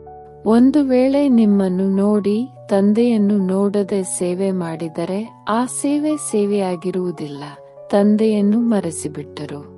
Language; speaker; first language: Kannada; native; Kannada